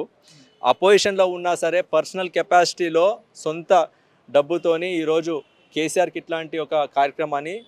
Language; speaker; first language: Telugu; native; Telugu